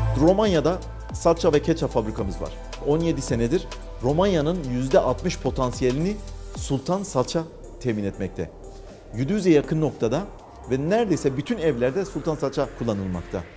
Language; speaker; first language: Turkish; native; Turkish